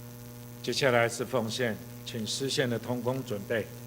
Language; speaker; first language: Chinese; native; Chinese